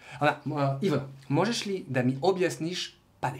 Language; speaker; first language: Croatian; non-native, learner; French